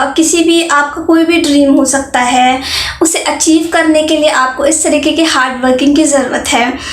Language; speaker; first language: Hindi; native; Hindi